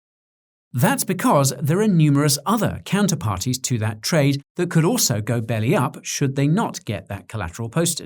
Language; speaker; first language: English; native; English